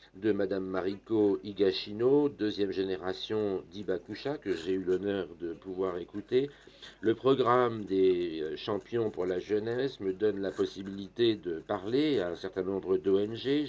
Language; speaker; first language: French; non-native, fluent; German